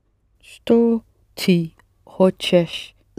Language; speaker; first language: Russian; non-native, learner; English